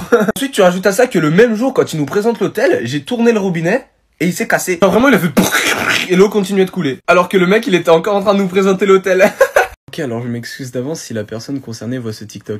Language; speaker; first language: French; native; French